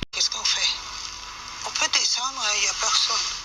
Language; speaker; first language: French; non-native, fluent; Persian